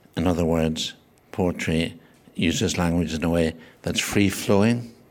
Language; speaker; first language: English; native; English